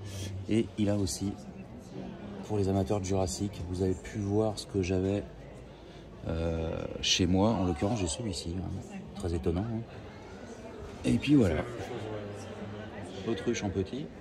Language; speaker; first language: French; native; French